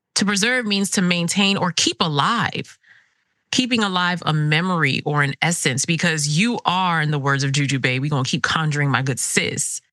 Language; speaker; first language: English; early bilingual, other home language; Krio